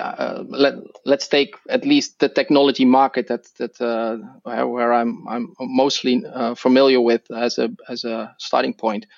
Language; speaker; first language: English; non-native, fluent; Dutch